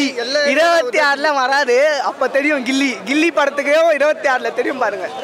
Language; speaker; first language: Tamil; native; Tamil